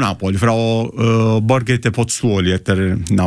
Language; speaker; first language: Icelandic; non-native, learner; Italian